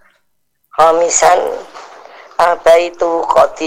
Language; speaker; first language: Arabic; non-native, learner; Indonesian